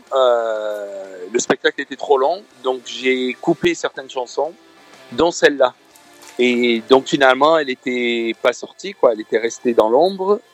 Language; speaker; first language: French; native; French